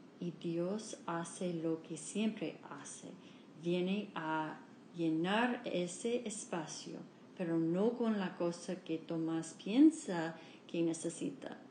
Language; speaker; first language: Spanish; non-native, learner; English